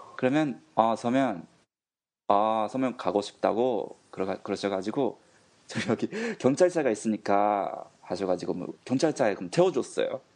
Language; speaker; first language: Korean; non-native, fluent; Japanese